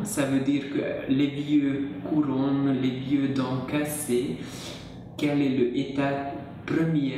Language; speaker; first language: French; non-native, learner; Hungarian